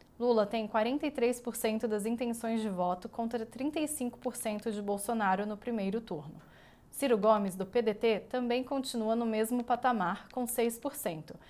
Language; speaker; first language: Portuguese; native; Portuguese